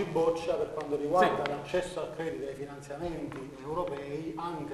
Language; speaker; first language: Italian; native; Italian